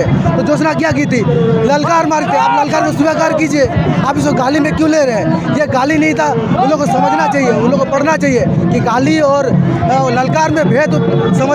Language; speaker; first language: Hindi; native; Hindi